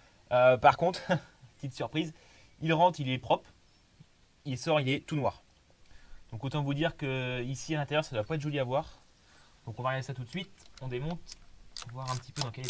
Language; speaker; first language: French; native; French